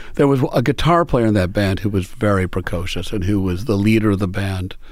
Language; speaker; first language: English; native; English